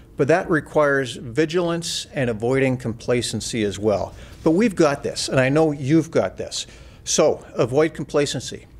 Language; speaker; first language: English; native; English